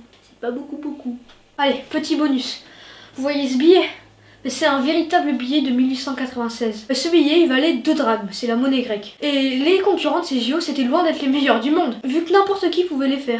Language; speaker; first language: French; native; French